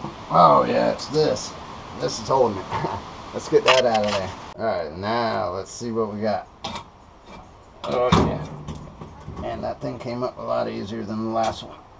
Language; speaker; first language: English; native; English